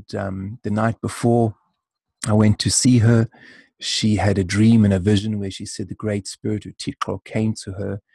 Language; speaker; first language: English; native; English